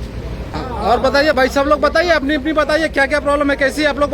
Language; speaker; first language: Hindi; native; Hindi